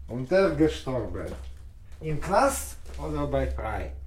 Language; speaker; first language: German; non-native, learner; Russian